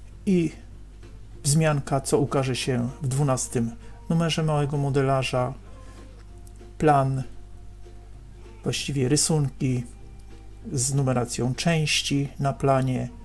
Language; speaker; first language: Polish; native; Polish